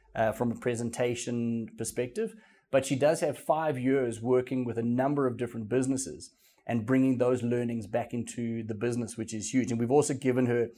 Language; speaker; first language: English; native; English